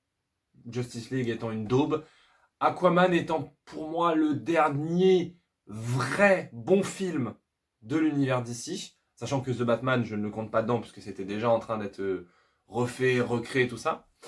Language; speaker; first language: French; native; French